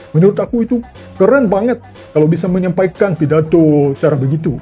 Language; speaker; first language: Indonesian; non-native, fluent; Russian